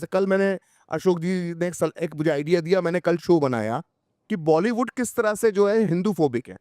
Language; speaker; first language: Hindi; native; Hindi